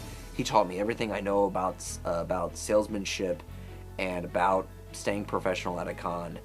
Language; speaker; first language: English; native; English